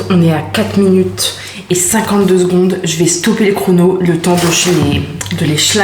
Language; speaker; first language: French; native; French